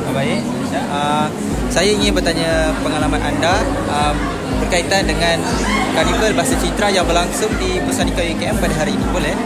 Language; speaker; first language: Malay; native; Malay